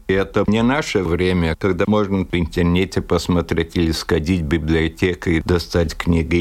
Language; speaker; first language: Russian; non-native, local second language; Latvian